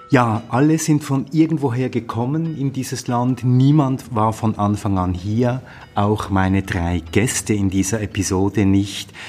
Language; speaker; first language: German; native; German